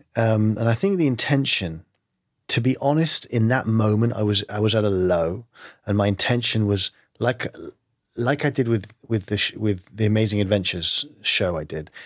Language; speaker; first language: English; native; English